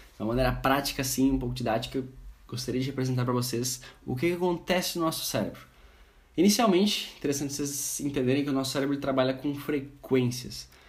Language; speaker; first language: Portuguese; native; Portuguese